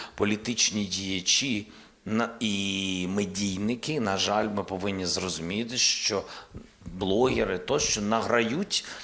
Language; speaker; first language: Ukrainian; non-native, local second language; Russian